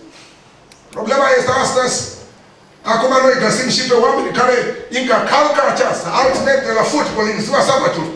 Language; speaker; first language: Romanian; non-native, learner; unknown